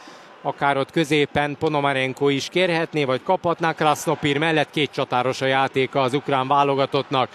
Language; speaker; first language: Hungarian; native; Hungarian